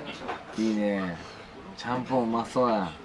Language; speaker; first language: Japanese; native; Japanese